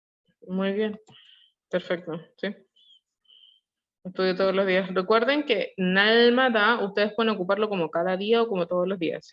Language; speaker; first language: Spanish; non-native, learner; Korean